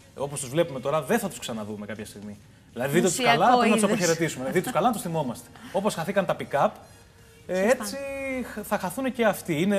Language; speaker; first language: Greek; native; Greek